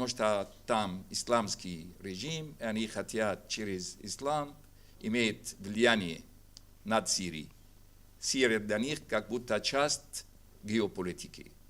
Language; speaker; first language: Russian; non-native, fluent; Arabic